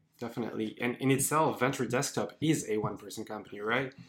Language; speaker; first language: English; non-native, fluent; French